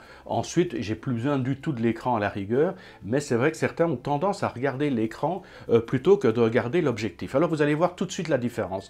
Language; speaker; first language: French; native; French